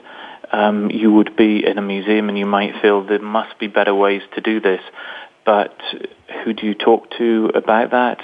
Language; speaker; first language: English; native; English